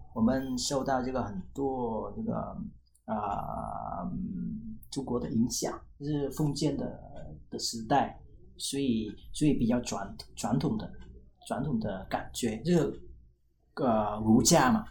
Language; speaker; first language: Chinese; non-native, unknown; Vietnamese